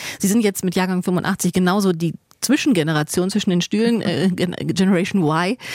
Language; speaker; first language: German; native; German